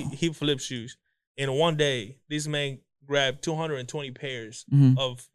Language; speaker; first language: English; early bilingual, other home language; Spanish